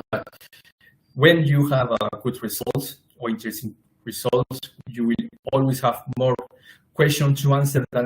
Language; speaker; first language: English; non-native, fluent; Spanish